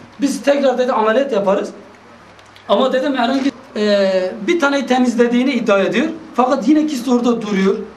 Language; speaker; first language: Turkish; native; Turkish